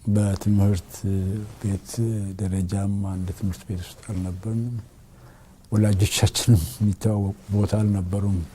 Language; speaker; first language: Amharic; non-native, local second language; Oromo